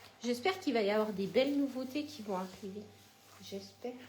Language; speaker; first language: French; native; French